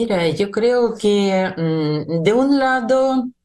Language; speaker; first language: Spanish; non-native, fluent; Russian